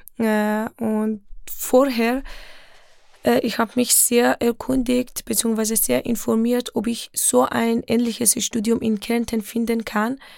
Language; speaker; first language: German; non-native, fluent; Persian